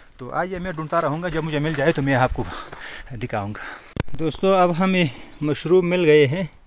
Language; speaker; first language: Hindi; non-native, fluent; Pashto